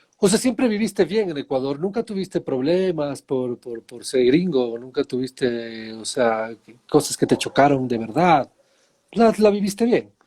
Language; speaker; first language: Spanish; native; Spanish